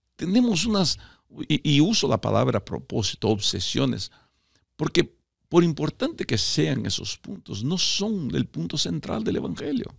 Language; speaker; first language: Spanish; early bilingual, heritage; Spanish